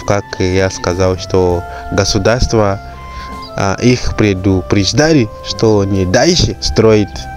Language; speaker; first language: Russian; non-native, fluent; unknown